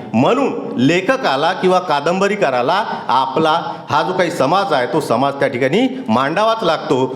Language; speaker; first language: Marathi; native; Marathi